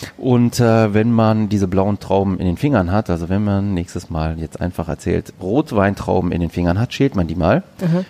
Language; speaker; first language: German; early bilingual, other home language; Greek